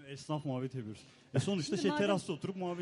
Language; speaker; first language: Turkish; native; Turkish